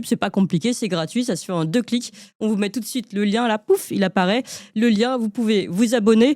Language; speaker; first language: French; native; French